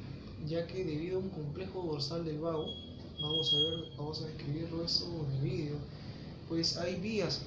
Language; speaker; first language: Spanish; native; Spanish